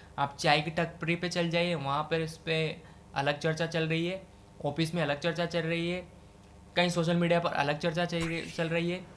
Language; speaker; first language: Hindi; native; Hindi